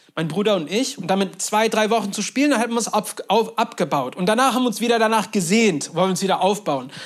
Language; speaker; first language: German; non-native, fluent; Turkish